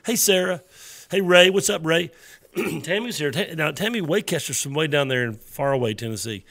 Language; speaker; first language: English; native; English